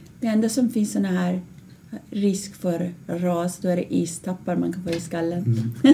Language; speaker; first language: Swedish; non-native, fluent; Persian